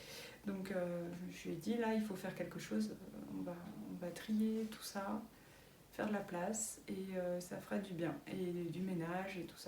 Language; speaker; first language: French; native; French